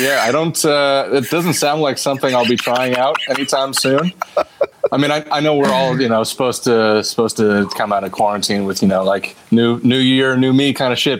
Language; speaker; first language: English; native; English